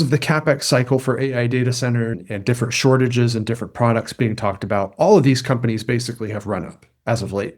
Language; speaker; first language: English; native; English